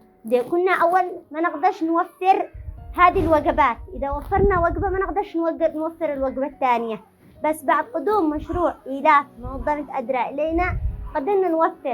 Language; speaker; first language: Arabic; native; Arabic